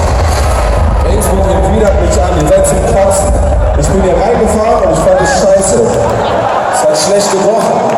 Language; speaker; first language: German; native; German